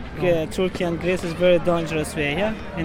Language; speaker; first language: English; non-native, learner; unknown